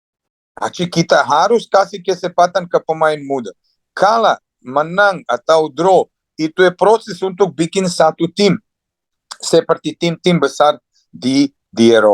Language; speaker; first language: Indonesian; non-native, fluent; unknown